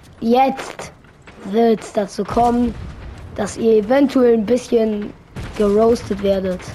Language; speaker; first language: German; native; German